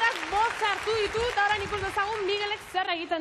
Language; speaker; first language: Basque; native; Basque